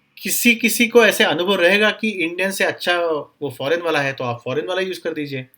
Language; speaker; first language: Hindi; non-native, local second language; Marathi